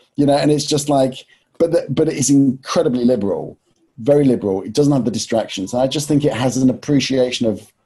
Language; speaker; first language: English; native; English